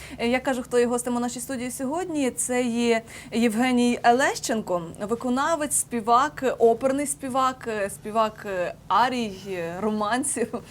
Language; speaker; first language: Ukrainian; native; Ukrainian